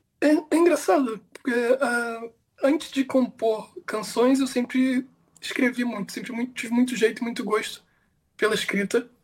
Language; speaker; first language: Portuguese; native; Portuguese